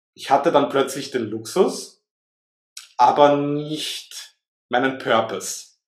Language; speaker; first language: German; native; German